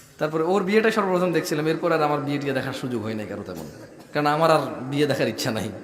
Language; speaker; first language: Bangla; early bilingual, heritage; Bangla